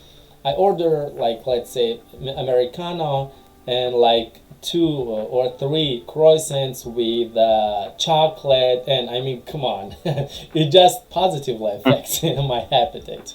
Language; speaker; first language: English; non-native, fluent; Tajik